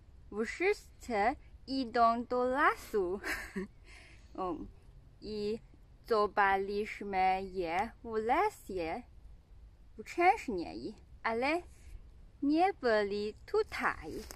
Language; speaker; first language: Polish; non-native, learner; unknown